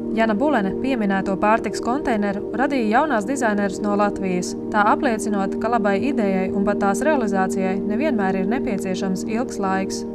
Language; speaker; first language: Latvian; native; Latvian